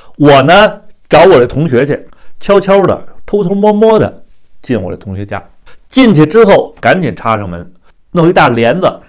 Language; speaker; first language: Chinese; native; Chinese